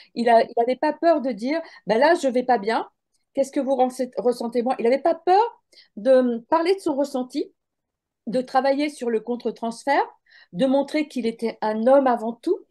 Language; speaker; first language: French; native; French